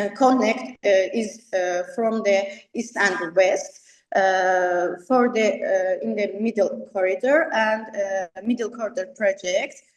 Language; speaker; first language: English; non-native, learner; Azerbaijani